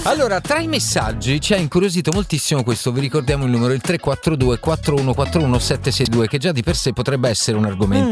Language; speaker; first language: Italian; native; Italian